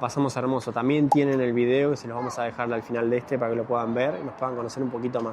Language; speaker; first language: Spanish; native; Spanish